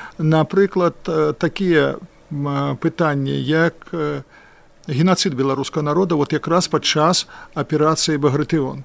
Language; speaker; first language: Belarusian; non-native, local second language; Russian